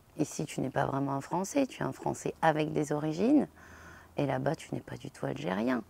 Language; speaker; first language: French; native; French